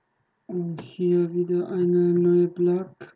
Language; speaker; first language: German; non-native, learner; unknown